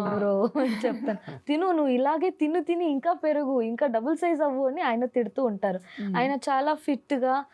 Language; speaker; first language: Telugu; non-native, local second language; Kannada